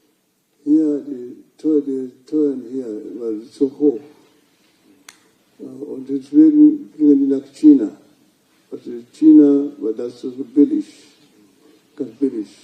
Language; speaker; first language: German; non-native, fluent; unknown